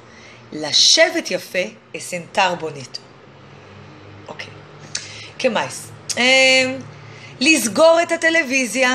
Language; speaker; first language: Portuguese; non-native, fluent; Hebrew